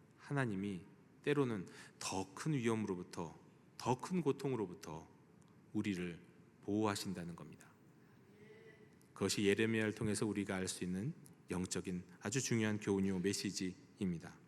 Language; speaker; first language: Korean; native; Korean